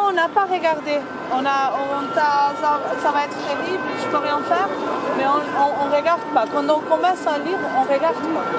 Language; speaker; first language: French; non-native, fluent; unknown